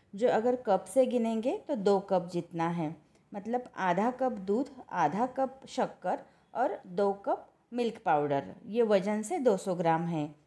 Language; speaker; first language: Hindi; non-native, local second language; Marathi